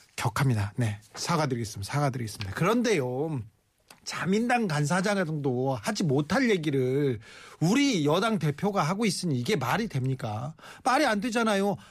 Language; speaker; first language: Korean; native; Korean